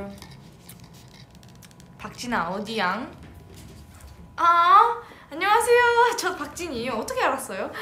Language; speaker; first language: Korean; early bilingual, heritage; English